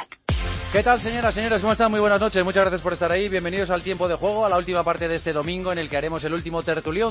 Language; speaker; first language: Spanish; native; Spanish